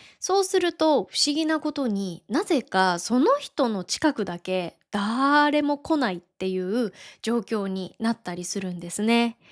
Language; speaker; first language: Japanese; native; Japanese